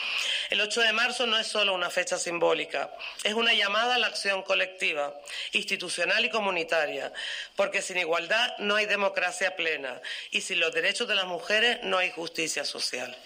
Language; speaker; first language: Spanish; native; Spanish